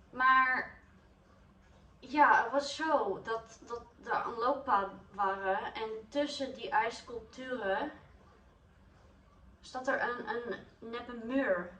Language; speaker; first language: Dutch; non-native, learner; English